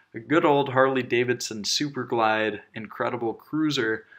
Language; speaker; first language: English; native; English